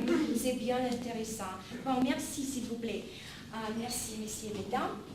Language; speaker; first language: French; non-native, fluent; Russian